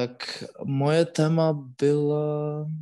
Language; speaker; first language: Czech; non-native, learner; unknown